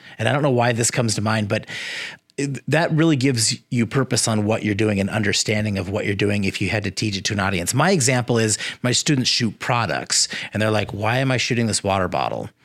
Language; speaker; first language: English; native; English